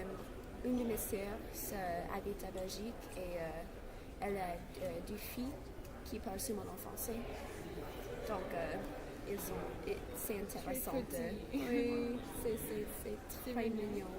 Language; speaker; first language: French; non-native, learner; English